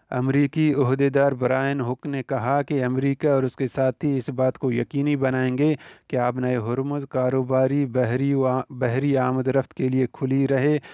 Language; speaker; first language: Urdu; non-native, local second language; Baluchi